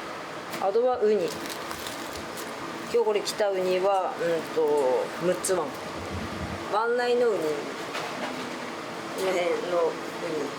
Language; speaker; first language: Japanese; native; Japanese